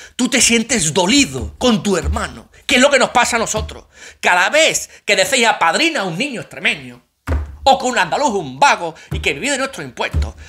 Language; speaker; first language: Spanish; native; Spanish